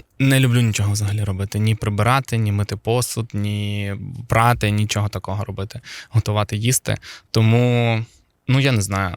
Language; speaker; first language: Ukrainian; non-native, local second language; Russian